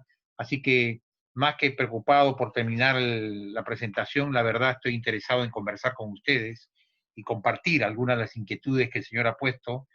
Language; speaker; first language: Spanish; native; Spanish